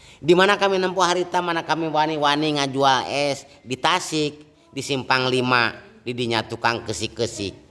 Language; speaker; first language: Sundanese; non-native, fluent; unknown